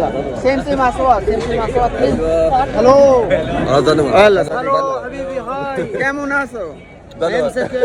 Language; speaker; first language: Arabic; non-native, learner; Bangla